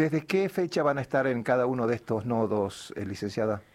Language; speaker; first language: Spanish; native; Spanish